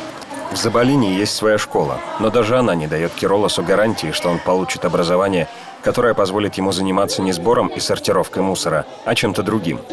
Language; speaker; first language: Russian; native; Russian